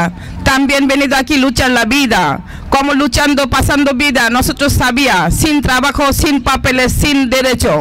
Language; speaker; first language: Spanish; non-native, learner; Bangla